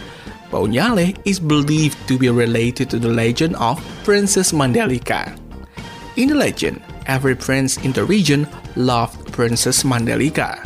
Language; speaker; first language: English; non-native, local second language; Indonesian